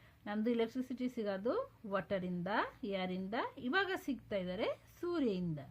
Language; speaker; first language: Kannada; non-native, local second language; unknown